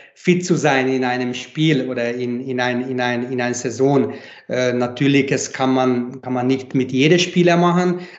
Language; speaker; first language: German; non-native, fluent; Hungarian